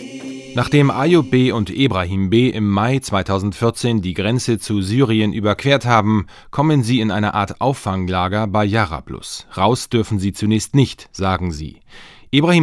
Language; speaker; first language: German; native; German